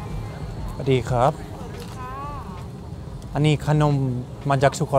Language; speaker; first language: Thai; non-native, learner; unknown